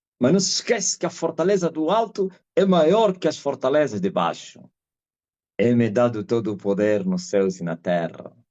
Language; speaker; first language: Portuguese; non-native, local second language; Kongo